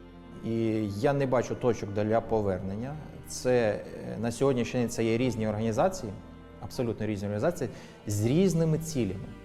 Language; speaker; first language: Ukrainian; native; Ukrainian